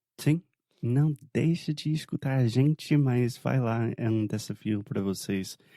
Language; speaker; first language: Portuguese; non-native, fluent; English